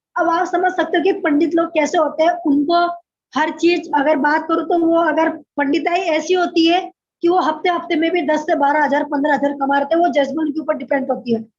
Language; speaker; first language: Hindi; native; Hindi